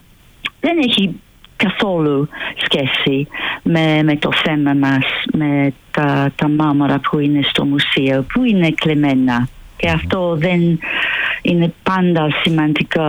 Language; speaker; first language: Greek; non-native, fluent; English